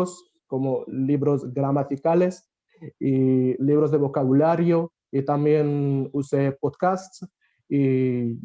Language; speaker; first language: Spanish; non-native, fluent; Bangla